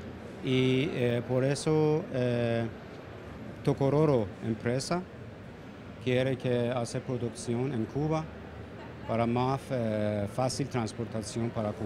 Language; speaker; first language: Spanish; non-native, learner; Persian